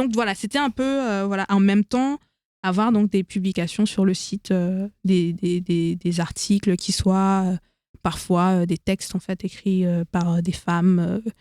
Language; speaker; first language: French; native; French